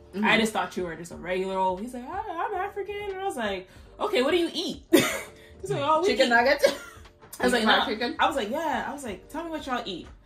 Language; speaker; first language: English; native; English